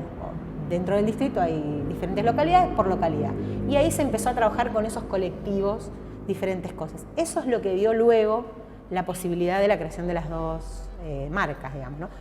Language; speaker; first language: Spanish; native; Spanish